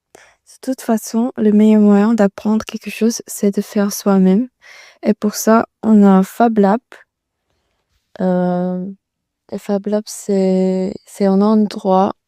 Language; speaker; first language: French; non-native, learner; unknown